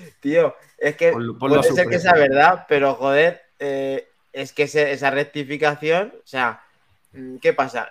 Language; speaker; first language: Spanish; native; Spanish